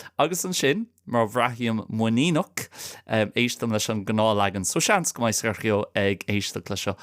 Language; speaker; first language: Irish; non-native, local second language; English